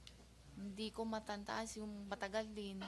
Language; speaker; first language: Filipino; non-native, learner; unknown